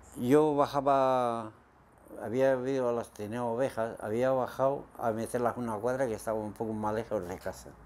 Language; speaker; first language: Spanish; native; Spanish